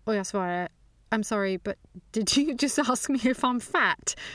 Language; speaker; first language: English; non-native, fluent; Swedish